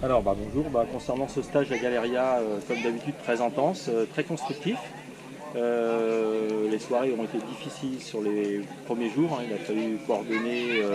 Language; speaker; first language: French; native; French